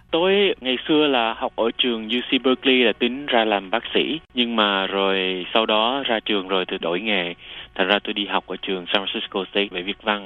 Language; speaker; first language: Vietnamese; native; Vietnamese